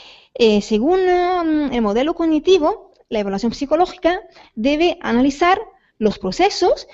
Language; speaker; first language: Spanish; native; Spanish